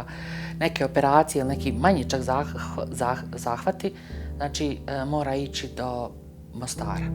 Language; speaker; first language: Bosnian; native; Bosnian